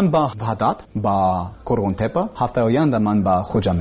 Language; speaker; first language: Persian; non-native, learner; English